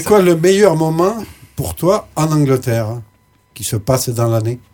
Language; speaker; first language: French; native; French